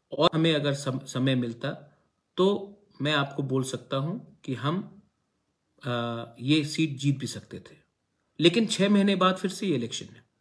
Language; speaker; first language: Hindi; non-native, local second language; Kok Borok